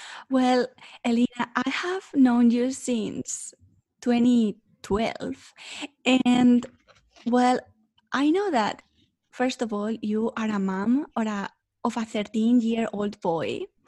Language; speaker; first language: English; non-native, fluent; Spanish